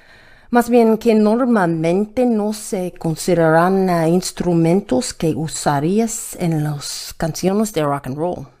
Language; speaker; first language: Spanish; non-native, learner; English